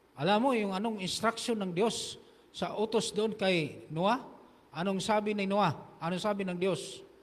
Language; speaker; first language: Filipino; non-native, local second language; Hiligaynon